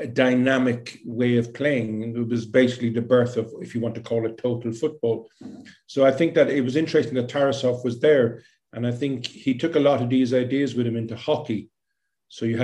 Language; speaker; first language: English; native; English